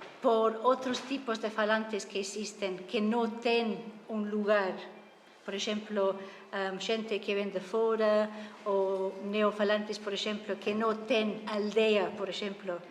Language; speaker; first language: Galician; non-native, fluent; English